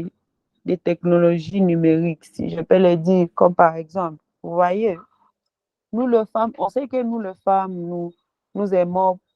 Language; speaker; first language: French; non-native, local second language; Swahili